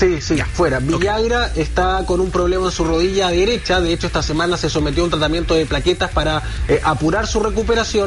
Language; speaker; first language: Spanish; native; Spanish